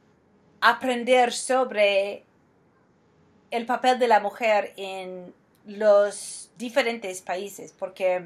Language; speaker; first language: Spanish; non-native, fluent; English